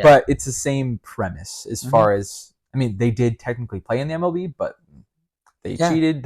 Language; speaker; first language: English; native; English